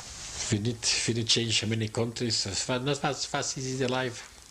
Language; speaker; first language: English; non-native, learner; Yiddish